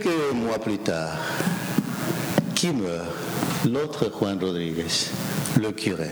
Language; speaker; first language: French; non-native, fluent; Spanish